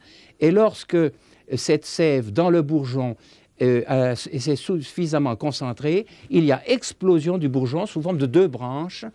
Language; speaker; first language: French; native; French